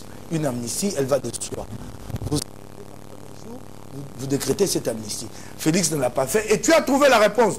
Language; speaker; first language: French; non-native, local second language; Lingala